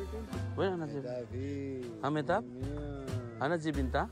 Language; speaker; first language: Arabic; non-native, learner; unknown